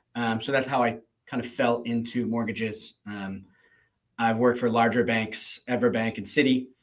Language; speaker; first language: English; native; English